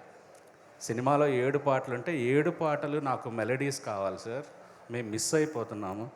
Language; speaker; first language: Telugu; native; Telugu